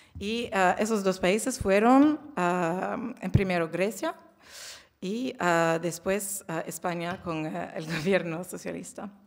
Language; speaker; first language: Spanish; non-native, learner; French